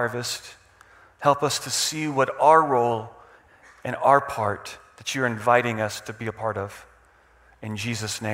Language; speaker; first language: English; non-native, fluent; Czech